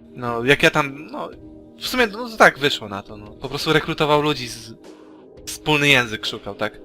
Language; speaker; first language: Polish; native; Polish